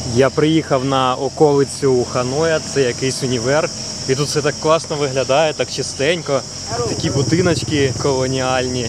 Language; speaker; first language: Ukrainian; non-native, local second language; Russian